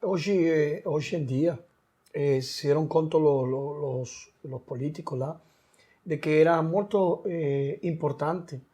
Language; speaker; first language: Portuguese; non-native, learner; Spanish